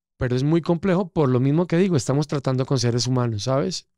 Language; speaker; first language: Spanish; native; Spanish